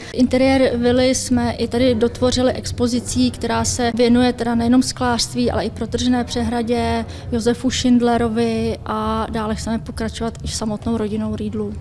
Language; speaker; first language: Czech; native; Czech